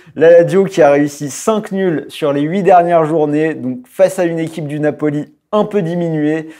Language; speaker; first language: French; native; French